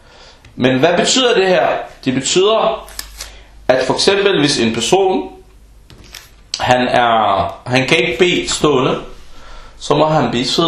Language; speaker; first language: Danish; non-native, fluent; Arabic